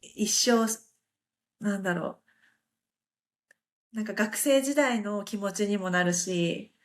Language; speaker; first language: Japanese; native; Japanese